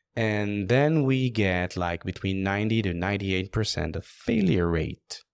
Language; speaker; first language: English; non-native, fluent; Hebrew